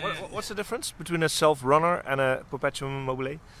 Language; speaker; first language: English; non-native, fluent; Dutch